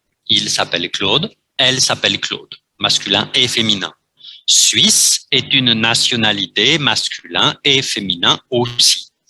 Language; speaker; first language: French; non-native, fluent; Vietnamese